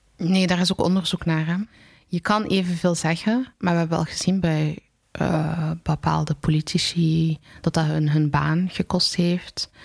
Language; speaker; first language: Dutch; early bilingual, other home language; Arabic